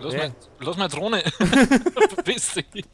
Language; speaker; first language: German; native; German